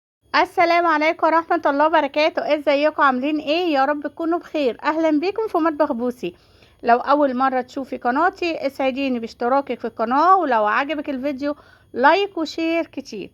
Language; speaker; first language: Arabic; native; Arabic